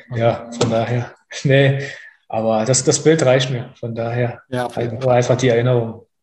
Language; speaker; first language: German; native; German